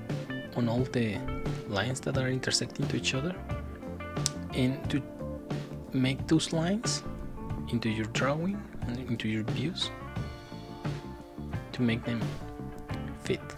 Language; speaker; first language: English; non-native, fluent; Spanish